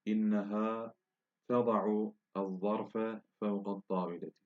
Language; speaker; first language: Arabic; non-native, fluent; Turkish